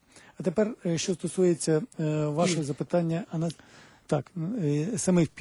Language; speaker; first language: Ukrainian; native; Ukrainian